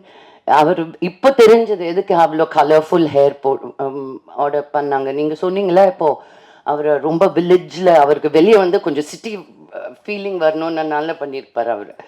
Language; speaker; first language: Tamil; non-native, local second language; Telugu